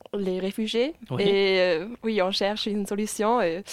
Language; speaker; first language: French; non-native, fluent; German